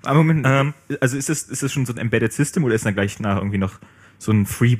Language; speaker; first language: German; native; German